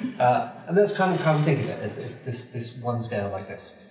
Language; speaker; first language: English; native; English